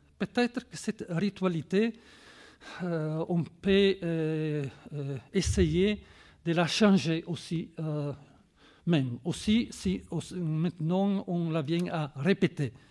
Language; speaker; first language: French; non-native, fluent; Italian